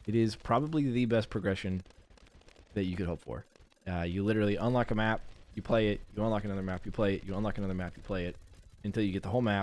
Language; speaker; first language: English; native; English